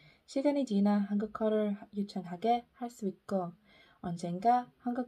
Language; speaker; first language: Korean; non-native, learner; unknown